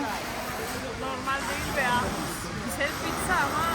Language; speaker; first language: Turkish; non-native, learner; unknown